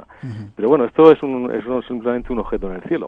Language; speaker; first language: Spanish; native; Spanish